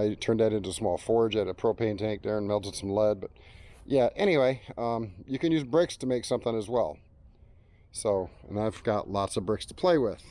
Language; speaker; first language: English; native; English